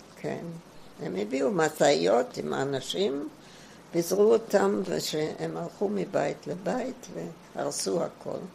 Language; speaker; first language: Hebrew; non-native, fluent; German